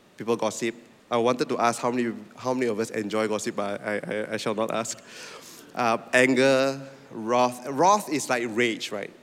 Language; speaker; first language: English; non-native, local second language; Min Nan Chinese